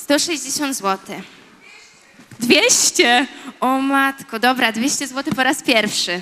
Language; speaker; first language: Polish; native; Polish